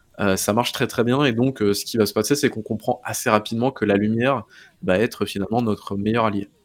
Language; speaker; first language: French; native; French